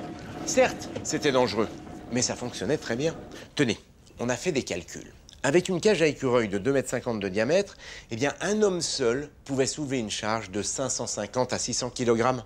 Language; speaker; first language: French; native; French